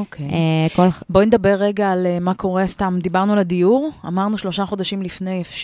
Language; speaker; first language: Hebrew; native; Hebrew